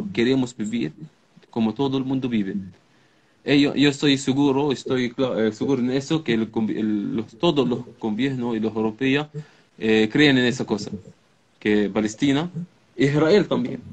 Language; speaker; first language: Spanish; non-native, learner; Arabic